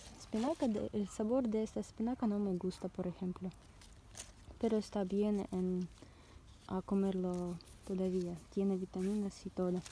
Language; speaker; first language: Spanish; non-native, learner; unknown